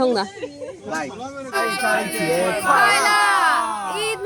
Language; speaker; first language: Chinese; non-native, fluent; Urdu